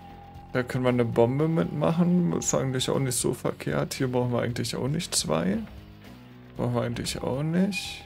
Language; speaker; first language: German; native; German